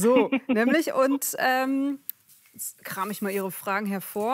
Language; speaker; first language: German; native; German